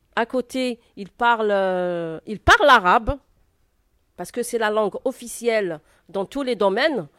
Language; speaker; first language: French; non-native, local second language; Arabic